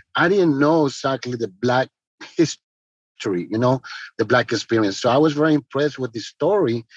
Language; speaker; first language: English; non-native, fluent; Spanish